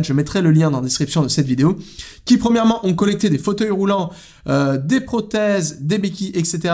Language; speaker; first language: French; native; French